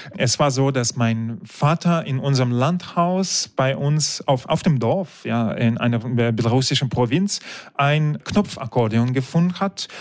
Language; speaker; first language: German; non-native, fluent; Russian